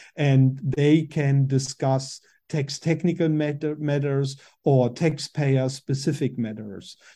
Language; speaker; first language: English; non-native, fluent; German